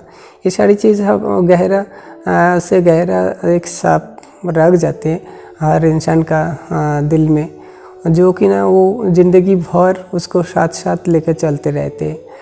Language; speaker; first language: Hindi; non-native, local second language; Bangla